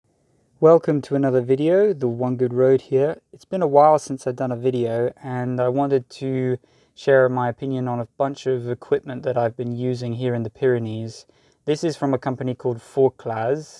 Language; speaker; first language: English; native; English